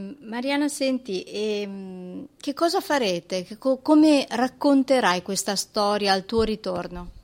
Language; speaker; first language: Italian; native; Italian